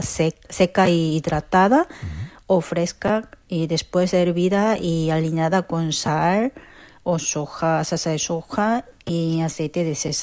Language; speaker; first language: Spanish; non-native, fluent; Korean